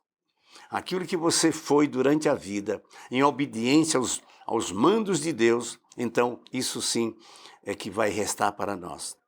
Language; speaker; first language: Portuguese; native; Portuguese